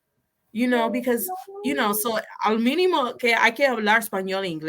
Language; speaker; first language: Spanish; non-native, fluent; English